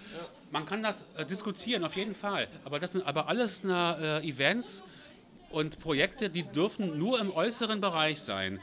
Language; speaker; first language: German; native; German